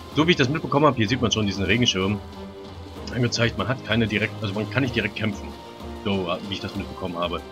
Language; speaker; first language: German; native; German